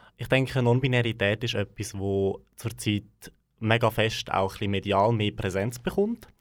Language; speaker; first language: German; native; German